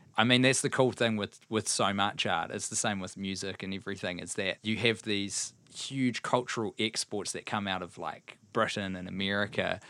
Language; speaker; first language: English; native; English